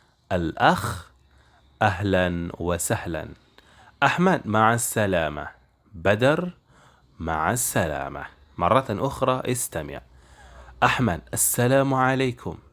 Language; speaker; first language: Arabic; non-native, fluent; Indonesian